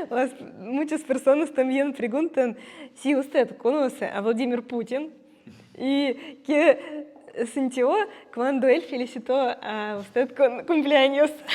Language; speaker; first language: Spanish; non-native, fluent; Russian